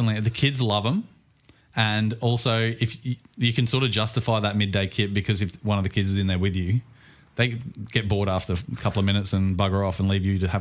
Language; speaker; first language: English; native; English